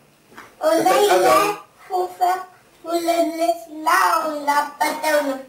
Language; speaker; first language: French; non-native, learner; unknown